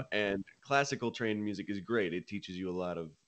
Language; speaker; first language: English; native; English